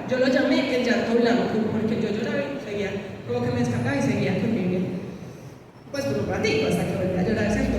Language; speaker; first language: Spanish; native; Spanish